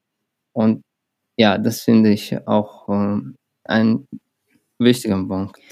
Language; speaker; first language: German; non-native, learner; Arabic